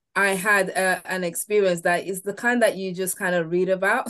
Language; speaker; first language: English; early bilingual, other home language; Yoruba